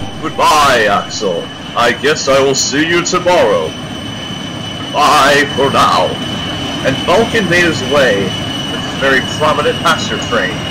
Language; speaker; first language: English; native; English